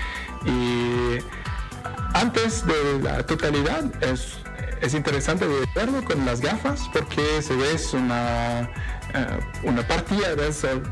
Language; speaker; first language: Spanish; non-native, fluent; French